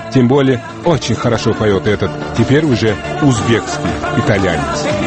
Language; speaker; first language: Russian; non-native, local second language; Uzbek